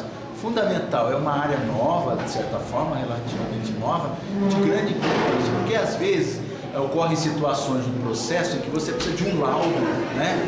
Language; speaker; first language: Portuguese; native; Portuguese